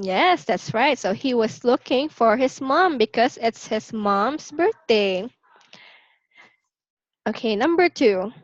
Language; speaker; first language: English; non-native, local second language; Filipino